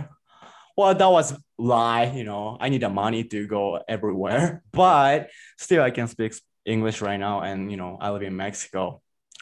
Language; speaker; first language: English; non-native, fluent; Japanese